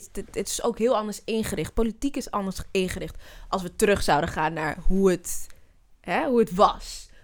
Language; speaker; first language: Dutch; native; Dutch